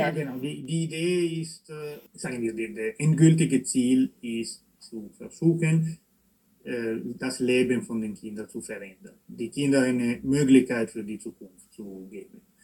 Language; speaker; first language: German; non-native, fluent; Italian